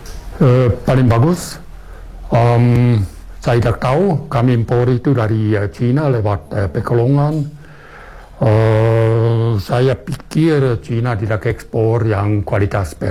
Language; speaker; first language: Indonesian; non-native, fluent; German